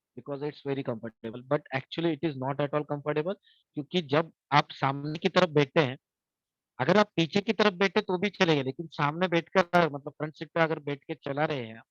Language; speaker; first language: Hindi; non-native, local second language; Marathi